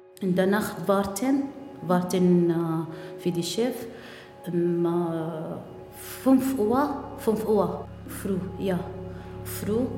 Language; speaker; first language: German; non-native, learner; Arabic